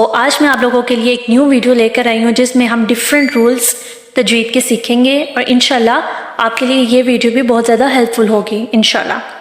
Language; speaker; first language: Urdu; non-native, local second language; Punjabi